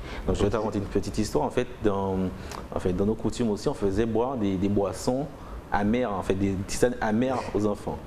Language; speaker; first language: French; native; French